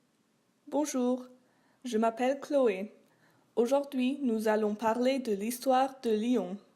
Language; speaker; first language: French; non-native, learner; Dutch